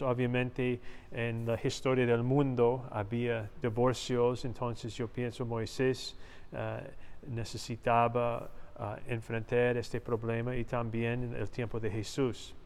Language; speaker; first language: Spanish; non-native, learner; English